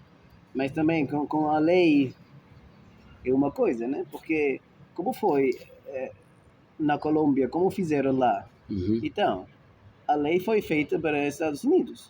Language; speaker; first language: Portuguese; non-native, fluent; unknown